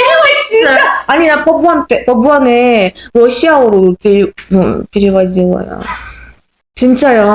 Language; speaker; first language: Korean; non-native, fluent; Uzbek